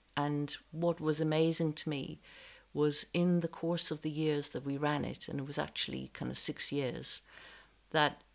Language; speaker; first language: English; native; English